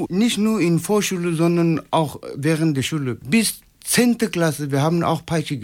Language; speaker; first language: German; non-native, fluent; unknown